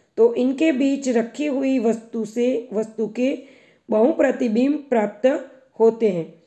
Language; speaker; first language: Hindi; non-native, local second language; Gujarati